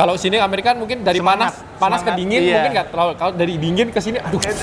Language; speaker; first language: Indonesian; native; Indonesian